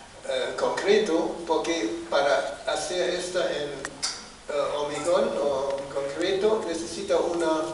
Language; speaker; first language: Spanish; non-native, fluent; German